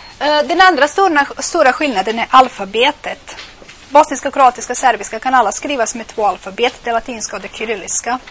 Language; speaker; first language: Swedish; non-native, fluent; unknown